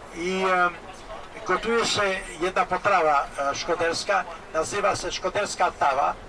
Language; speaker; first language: Polish; non-native, learner; Albanian